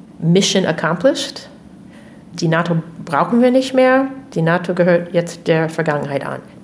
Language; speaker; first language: German; non-native, fluent; English